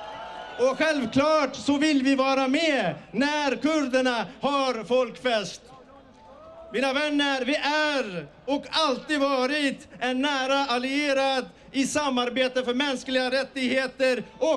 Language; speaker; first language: Swedish; early bilingual, other home language; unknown